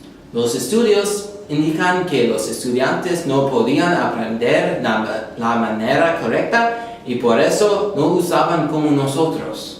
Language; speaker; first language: Spanish; non-native, learner; English